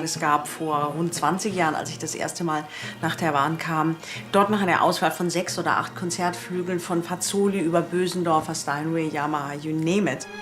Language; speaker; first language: German; native; German